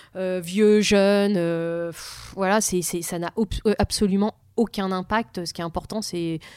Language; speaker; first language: French; native; French